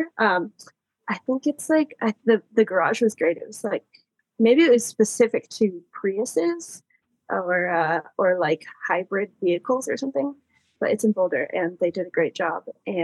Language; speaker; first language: English; native; English